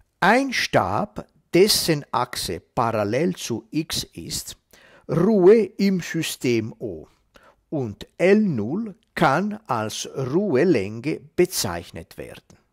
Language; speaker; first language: German; non-native, fluent; Italian